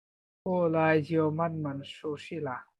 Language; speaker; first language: Chinese; non-native, learner; Bangla